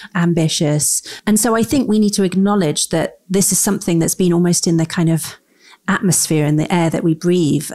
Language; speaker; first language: English; native; English